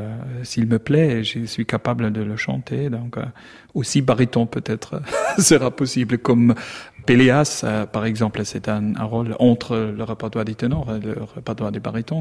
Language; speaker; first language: French; non-native, learner; German